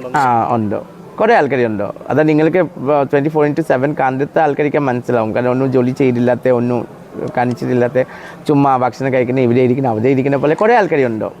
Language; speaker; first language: Malayalam; non-native, local second language; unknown